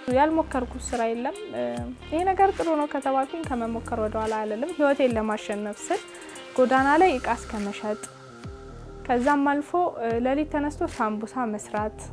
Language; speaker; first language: Amharic; native; Amharic